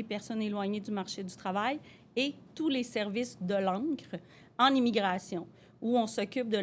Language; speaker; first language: French; native; French